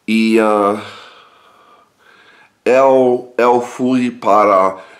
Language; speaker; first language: Portuguese; non-native, learner; English